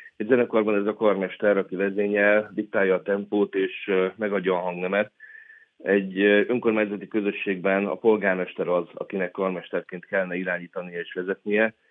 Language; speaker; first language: Hungarian; native; Hungarian